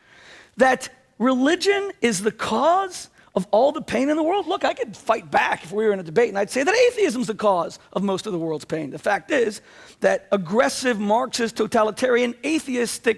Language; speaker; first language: English; native; English